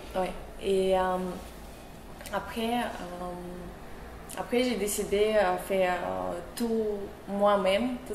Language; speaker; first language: French; non-native, learner; Russian